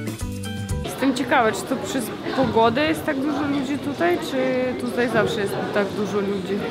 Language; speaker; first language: Polish; non-native, fluent; Russian